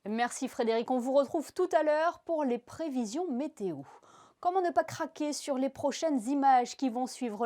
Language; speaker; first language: French; native; French